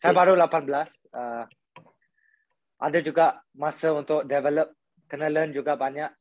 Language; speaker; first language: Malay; non-native, local second language; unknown